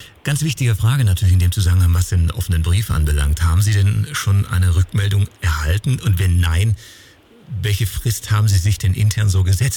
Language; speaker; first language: German; native; German